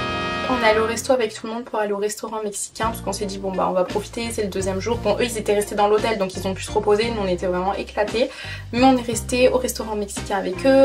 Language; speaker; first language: French; native; French